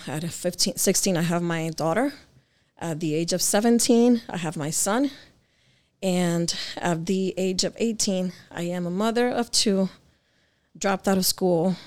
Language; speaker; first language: English; native; English